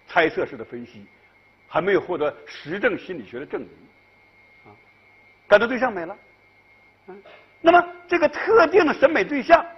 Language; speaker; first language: Chinese; native; Chinese